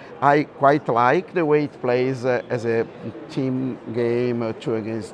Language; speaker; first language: English; non-native, fluent; Italian